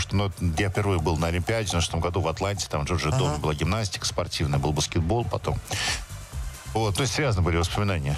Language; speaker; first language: Russian; native; Russian